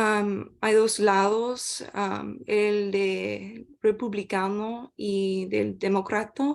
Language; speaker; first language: Spanish; non-native, learner; English